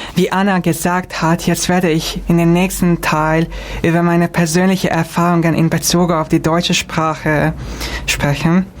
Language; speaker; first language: German; non-native, fluent; Hungarian